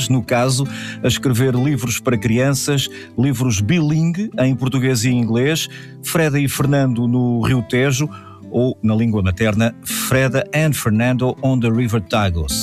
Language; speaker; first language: Portuguese; native; Portuguese